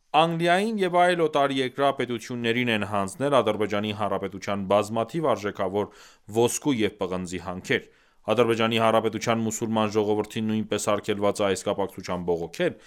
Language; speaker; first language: Armenian; early bilingual, heritage; Armenian